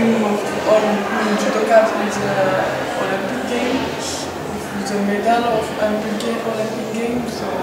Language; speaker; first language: English; non-native, learner; French